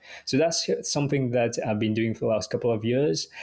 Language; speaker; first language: English; non-native, fluent; Morisyen